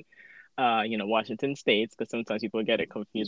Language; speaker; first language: English; non-native, local second language; Akan